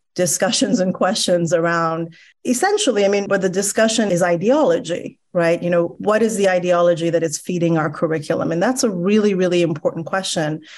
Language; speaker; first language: English; early bilingual, other home language; Persian